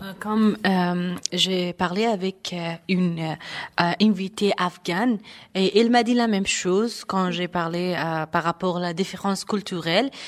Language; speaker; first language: French; non-native, fluent; Persian